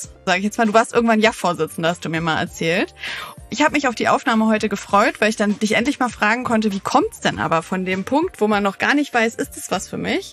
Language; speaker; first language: German; native; German